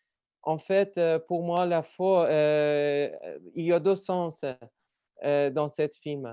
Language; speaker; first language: French; non-native, learner; Persian